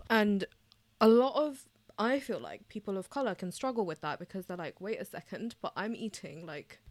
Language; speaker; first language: English; early bilingual, other home language; Bangla